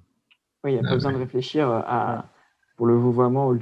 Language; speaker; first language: French; native; French